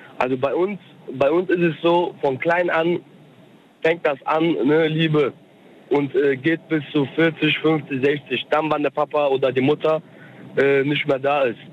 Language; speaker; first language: German; early bilingual, other home language; Turkish